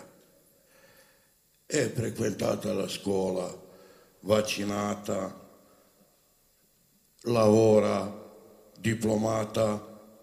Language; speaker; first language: Italian; non-native, learner; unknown